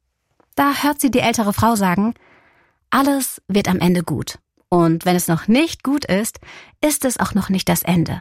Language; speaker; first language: German; native; German